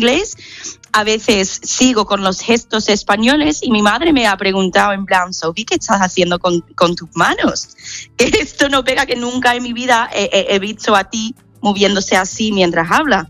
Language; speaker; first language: Spanish; non-native, fluent; English